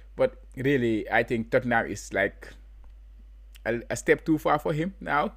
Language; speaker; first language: English; non-native, local second language; Wolof